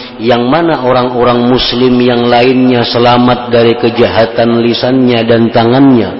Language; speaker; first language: Indonesian; non-native, local second language; Banjar